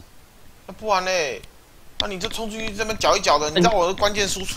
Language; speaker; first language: Chinese; native; Chinese